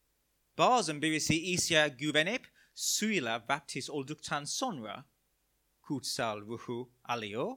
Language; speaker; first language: Turkish; non-native, fluent; English